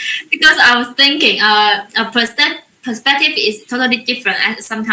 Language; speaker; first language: English; non-native, learner; Chinese